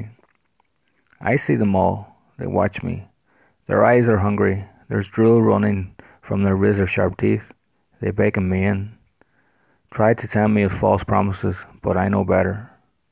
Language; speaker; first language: English; native; English